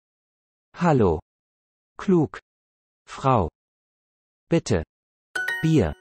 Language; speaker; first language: German; non-native, learner; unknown